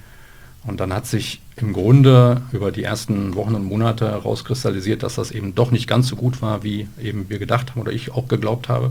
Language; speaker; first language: German; native; German